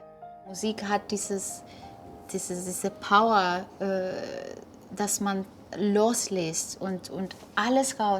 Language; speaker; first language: German; non-native, fluent; Spanish